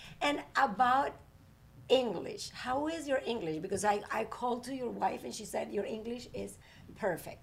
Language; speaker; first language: English; non-native, learner; Spanish